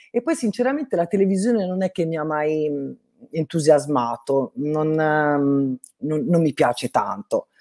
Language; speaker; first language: Italian; native; Italian